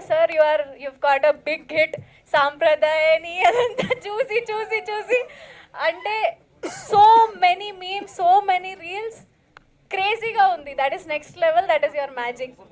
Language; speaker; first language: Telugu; non-native, local second language; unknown